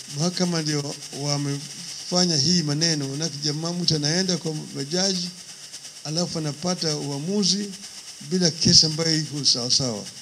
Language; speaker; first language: Swahili; non-native, local second language; Luo (Kenya and Tanzania)